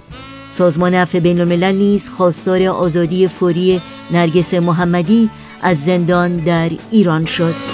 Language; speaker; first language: Persian; native; Persian